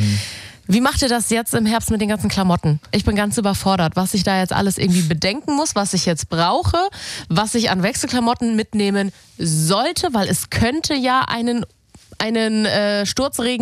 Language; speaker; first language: German; native; German